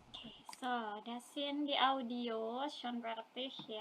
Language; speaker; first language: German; non-native, fluent; Indonesian